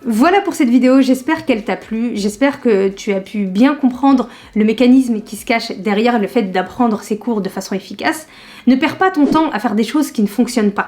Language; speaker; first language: French; native; French